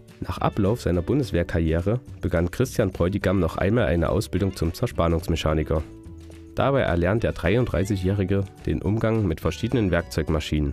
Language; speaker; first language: German; native; German